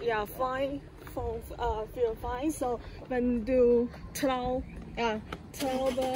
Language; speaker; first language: German; non-native, learner; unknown